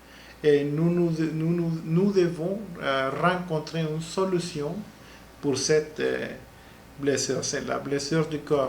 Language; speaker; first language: French; non-native, learner; Spanish